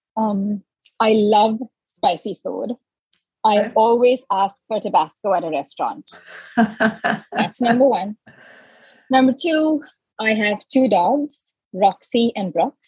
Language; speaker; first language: English; non-native, local second language; Hindi